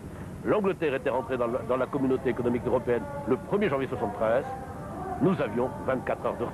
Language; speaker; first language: French; native; French